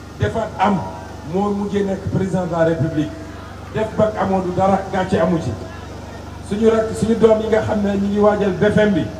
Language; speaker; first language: Wolof; non-native, local second language; Fula